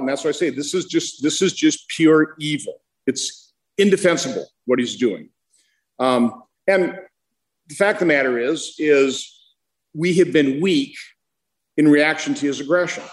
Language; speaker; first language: English; native; English